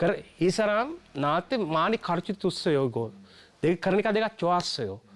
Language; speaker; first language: Korean; non-native, learner; Sinhala